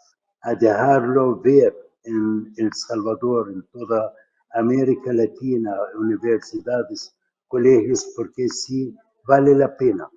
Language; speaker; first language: Spanish; non-native, fluent; Arabic